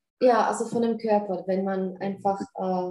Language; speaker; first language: German; non-native, fluent; Czech